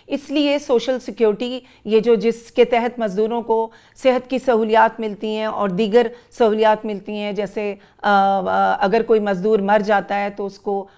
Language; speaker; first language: Urdu; native; Urdu